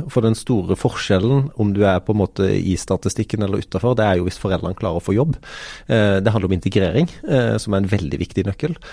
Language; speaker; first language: Norwegian; native; Norwegian